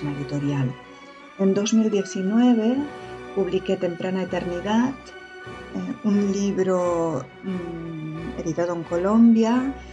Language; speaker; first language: Spanish; non-native, fluent; Romanian